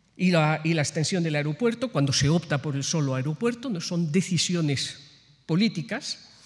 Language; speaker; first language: Spanish; native; Spanish